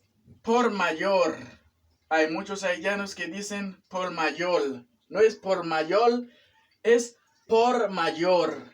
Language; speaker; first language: Spanish; non-native, fluent; Haitian Creole